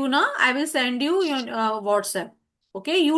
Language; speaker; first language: English; non-native, learner; Hindi